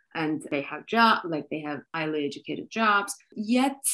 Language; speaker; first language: English; non-native, fluent; Turkish